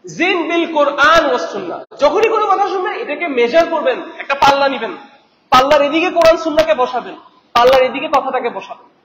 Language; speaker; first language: Bangla; native; Bangla